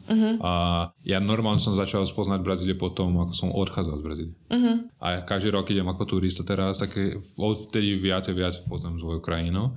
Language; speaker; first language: Slovak; non-native, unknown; Portuguese